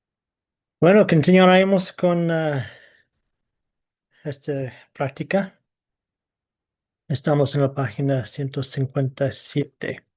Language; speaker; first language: Spanish; non-native, fluent; English